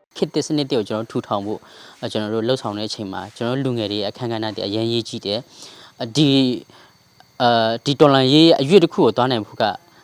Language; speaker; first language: Burmese; non-native, local second language; S'gaw Karen